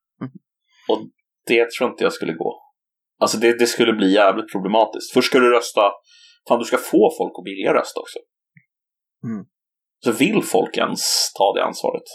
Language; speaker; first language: Swedish; native; Swedish